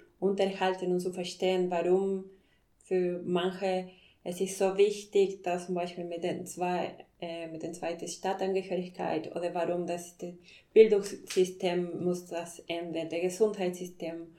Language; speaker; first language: German; non-native, fluent; Spanish